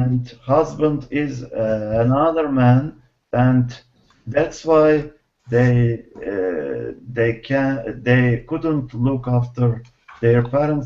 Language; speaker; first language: English; non-native, learner; Turkish